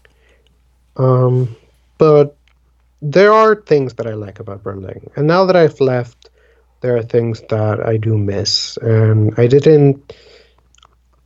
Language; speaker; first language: English; non-native, fluent; Spanish